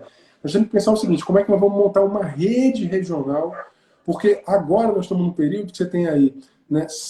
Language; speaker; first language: Portuguese; native; Portuguese